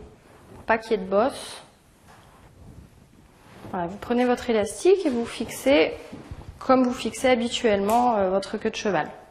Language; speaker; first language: French; native; French